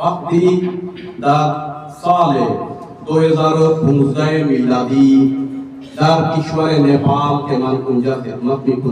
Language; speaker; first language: Persian; non-native, fluent; Urdu